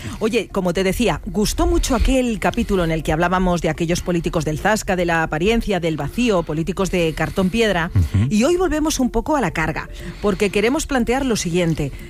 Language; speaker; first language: Spanish; native; Spanish